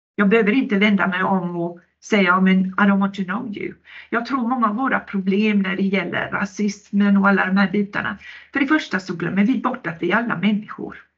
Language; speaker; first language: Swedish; non-native, local second language; Finnish